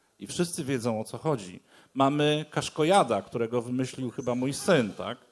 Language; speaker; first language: Polish; native; Polish